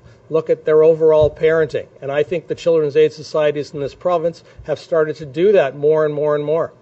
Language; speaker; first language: English; native; English